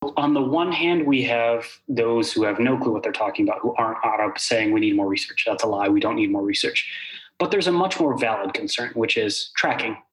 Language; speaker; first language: English; early bilingual, other home language; Arabic